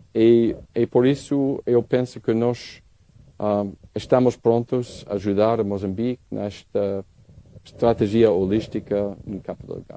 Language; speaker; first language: Portuguese; non-native, learner; English